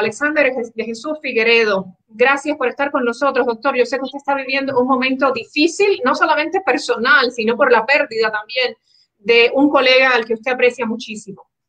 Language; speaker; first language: Spanish; native; Spanish